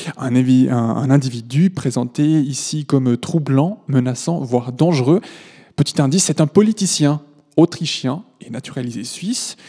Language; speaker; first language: French; native; French